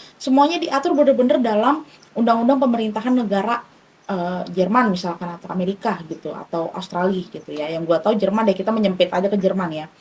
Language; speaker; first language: Indonesian; native; Indonesian